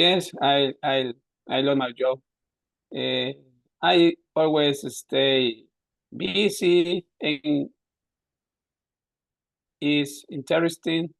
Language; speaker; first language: English; non-native, learner; Spanish